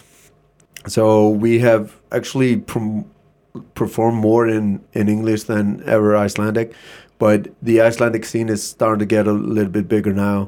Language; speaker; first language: English; non-native, fluent; Icelandic